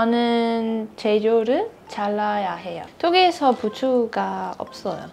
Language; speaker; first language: Korean; non-native, learner; German